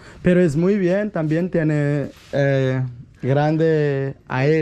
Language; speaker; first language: Spanish; non-native, learner; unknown